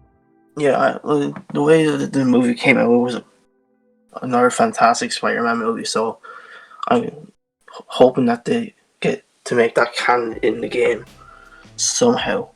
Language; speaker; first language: English; native; English